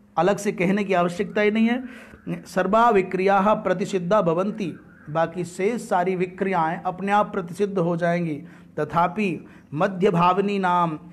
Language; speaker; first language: Hindi; native; Hindi